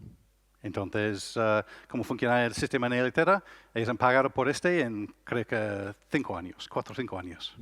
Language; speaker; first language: Spanish; non-native, learner; English